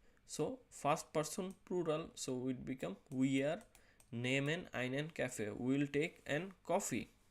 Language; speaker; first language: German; non-native, learner; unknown